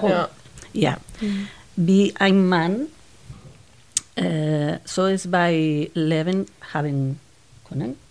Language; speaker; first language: German; non-native, learner; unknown